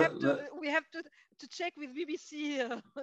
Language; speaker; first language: English; non-native, fluent; Arabic